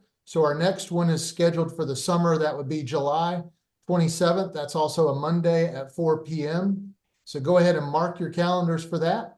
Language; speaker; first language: English; native; English